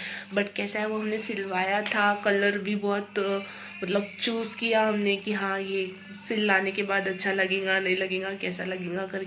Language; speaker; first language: Hindi; native; Hindi